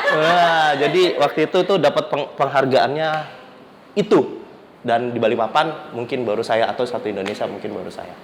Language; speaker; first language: Indonesian; native; Indonesian